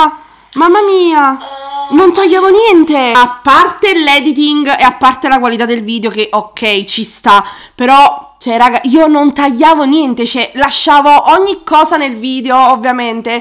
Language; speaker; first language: Italian; native; Italian